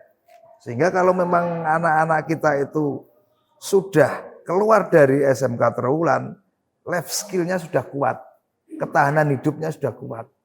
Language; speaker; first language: Indonesian; native; Indonesian